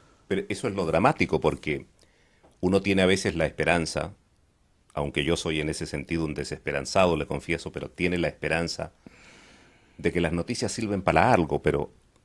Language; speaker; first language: Spanish; native; Spanish